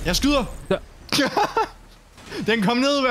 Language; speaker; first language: Danish; native; Danish